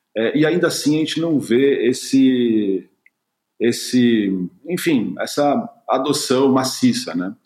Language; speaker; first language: Portuguese; native; Portuguese